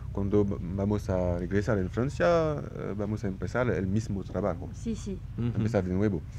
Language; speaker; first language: Spanish; non-native, learner; French